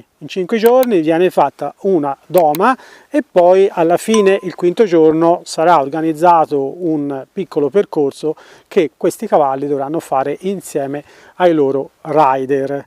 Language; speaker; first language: Italian; native; Italian